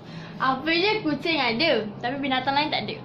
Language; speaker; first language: Malay; native; Malay